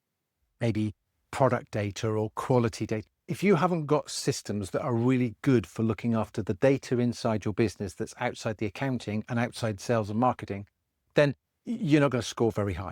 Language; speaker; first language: English; native; English